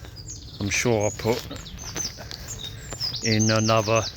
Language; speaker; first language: English; native; English